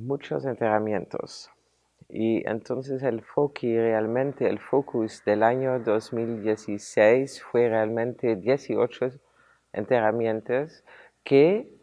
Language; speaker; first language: Spanish; non-native, fluent; Dutch